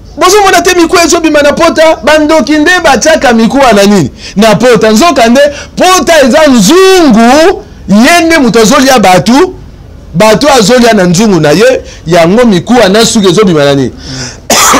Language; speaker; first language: Lingala; non-native, local second language; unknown